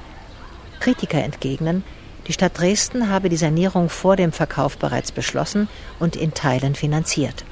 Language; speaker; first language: German; native; German